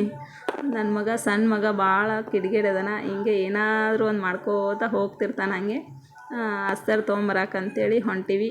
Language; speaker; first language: Kannada; native; Kannada